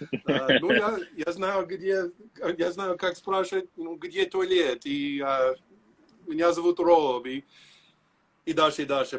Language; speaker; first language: Russian; non-native, learner; English